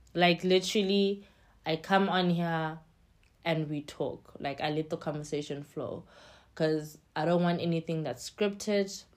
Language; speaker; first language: English; non-native, local second language; Xhosa